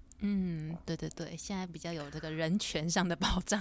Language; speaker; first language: Chinese; native; Chinese